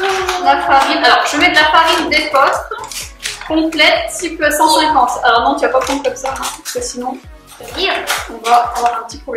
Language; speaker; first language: French; native; French